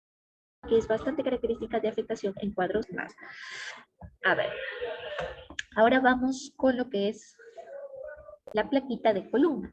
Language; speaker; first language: Spanish; native; Spanish